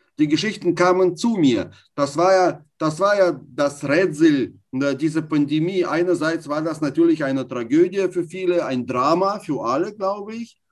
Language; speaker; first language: German; non-native, fluent; Russian